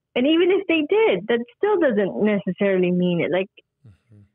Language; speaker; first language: English; early bilingual, other home language; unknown